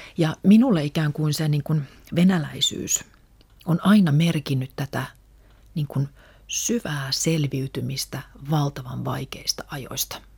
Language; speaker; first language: Finnish; non-native, local second language; Russian